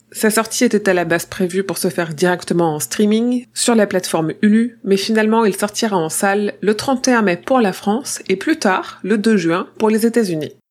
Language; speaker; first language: French; native; French